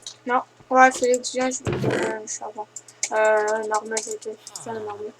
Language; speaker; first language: French; native; French